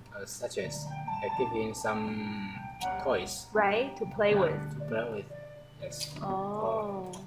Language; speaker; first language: English; non-native, learner; Chinese